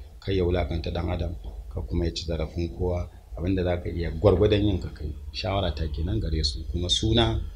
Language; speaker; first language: Hausa; native; Hausa